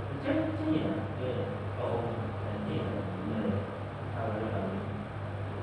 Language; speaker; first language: Chinese; native; Chinese